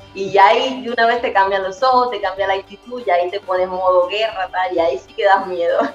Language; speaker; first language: Spanish; native; Spanish